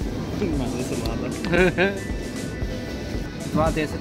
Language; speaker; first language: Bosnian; non-native, learner; English